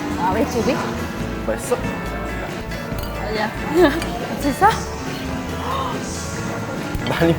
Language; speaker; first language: Korean; non-native, learner; Vietnamese